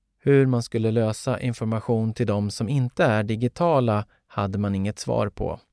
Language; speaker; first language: Swedish; native; Swedish